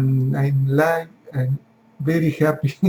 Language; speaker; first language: English; non-native, fluent; Spanish